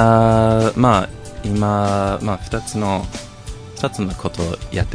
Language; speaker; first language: Japanese; non-native, fluent; English